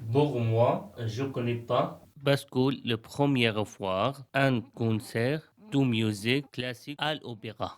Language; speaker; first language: French; non-native, learner; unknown